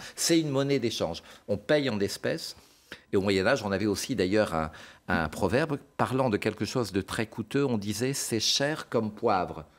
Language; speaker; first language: French; native; French